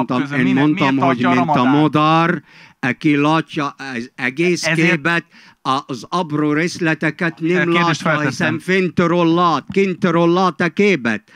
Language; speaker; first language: Hungarian; non-native, fluent; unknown